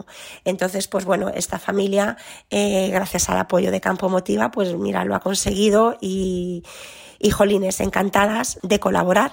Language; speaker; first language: Spanish; native; Spanish